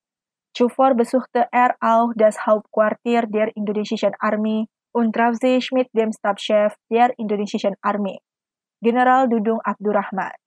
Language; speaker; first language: German; non-native, fluent; Indonesian